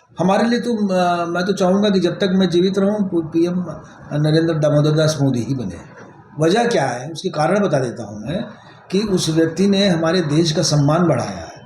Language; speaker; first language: Hindi; native; Hindi